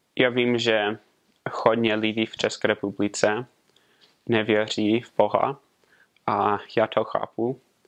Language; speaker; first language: Czech; non-native, fluent; English